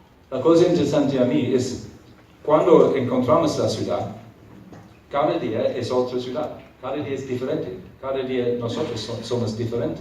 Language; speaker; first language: Spanish; non-native, fluent; English